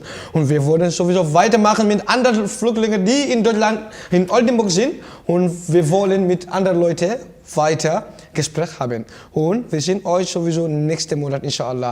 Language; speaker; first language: German; non-native, learner; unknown